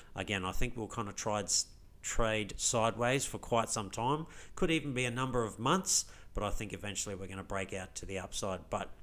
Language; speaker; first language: English; native; English